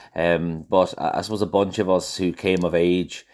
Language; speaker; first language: English; native; English